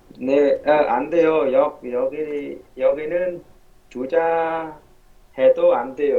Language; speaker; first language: Korean; non-native, learner; Vietnamese